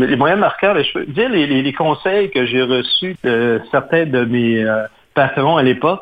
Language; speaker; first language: French; native; French